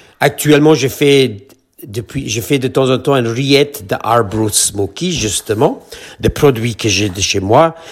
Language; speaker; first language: French; non-native, fluent; English